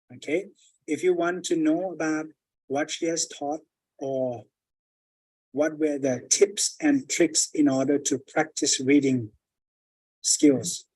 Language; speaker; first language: English; non-native, fluent; Thai